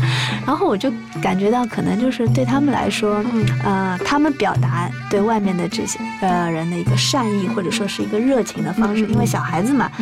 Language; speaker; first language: Chinese; native; Chinese